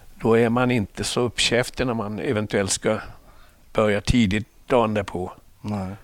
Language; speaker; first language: Swedish; native; Swedish